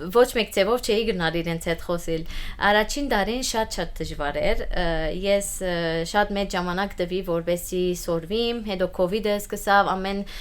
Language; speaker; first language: Armenian; early bilingual, heritage; Armenian